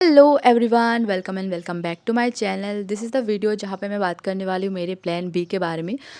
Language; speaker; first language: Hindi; non-native, local second language; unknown